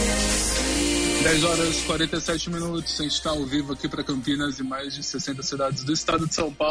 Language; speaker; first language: Portuguese; native; Portuguese